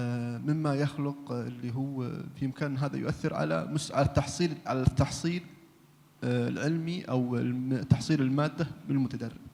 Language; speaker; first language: Arabic; native; Arabic